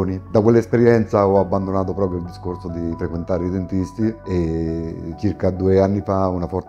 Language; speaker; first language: Italian; native; Italian